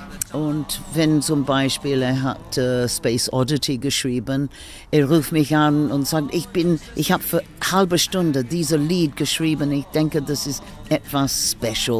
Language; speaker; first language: German; non-native, learner; English